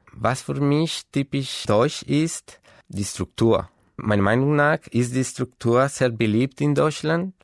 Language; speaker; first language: German; non-native, fluent; Spanish